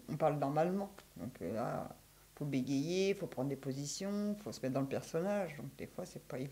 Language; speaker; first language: French; native; French